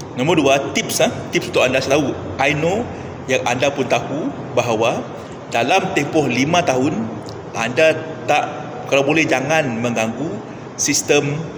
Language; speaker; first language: Malay; non-native, local second language; Iban